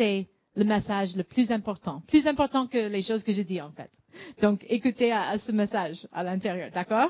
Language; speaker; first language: French; non-native, fluent; English